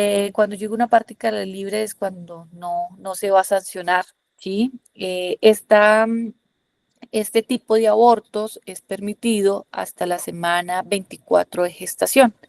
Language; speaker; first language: Spanish; native; Spanish